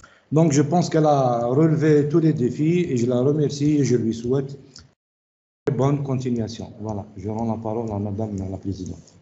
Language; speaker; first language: French; non-native, local second language; Kabyle